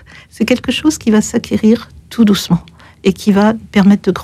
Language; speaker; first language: French; native; French